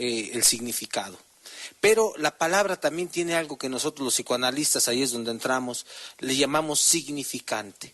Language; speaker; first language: Spanish; native; Spanish